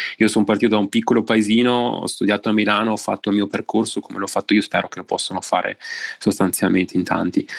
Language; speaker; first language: Italian; native; Italian